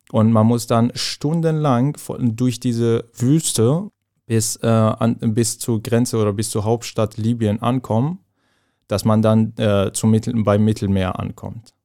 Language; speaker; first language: German; non-native, fluent; Persian